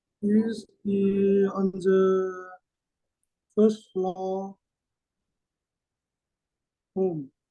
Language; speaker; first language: English; non-native, learner; Vietnamese